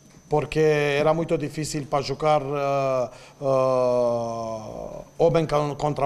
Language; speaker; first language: Portuguese; non-native, fluent; Romanian